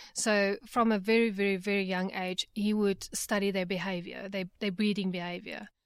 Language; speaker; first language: English; native; English